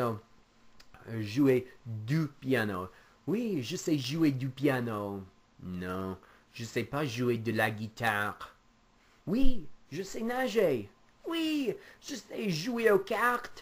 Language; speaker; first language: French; non-native, fluent; English